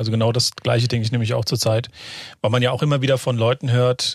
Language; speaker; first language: German; native; German